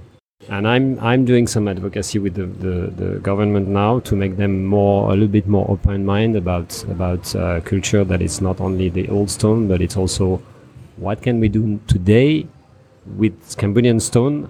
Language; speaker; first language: English; non-native, fluent; French